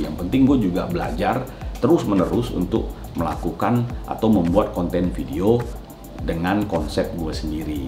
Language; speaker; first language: Indonesian; native; Indonesian